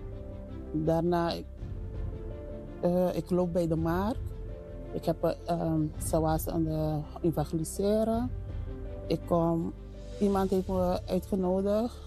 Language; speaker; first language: Dutch; non-native, learner; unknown